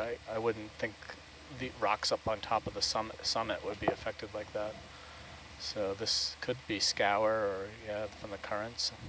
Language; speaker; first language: English; native; English